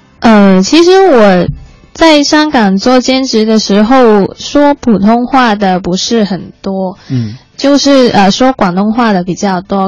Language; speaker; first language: Chinese; non-native, local second language; Cantonese